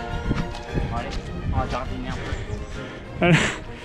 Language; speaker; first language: French; native; French